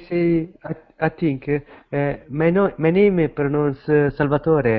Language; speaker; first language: English; non-native, learner; Italian